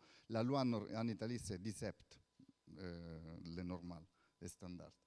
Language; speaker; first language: French; non-native, fluent; Italian